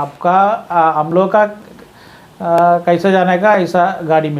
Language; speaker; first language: Hindi; non-native, local second language; Malayalam